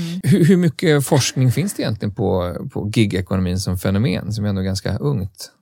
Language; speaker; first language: Swedish; native; Swedish